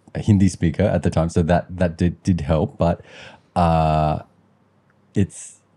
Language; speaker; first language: English; early bilingual, other home language; Sinhala